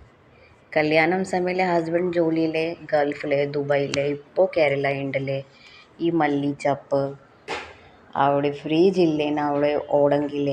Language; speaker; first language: Malayalam; non-native, learner; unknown